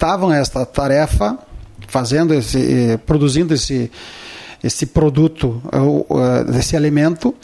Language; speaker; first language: Portuguese; native; Portuguese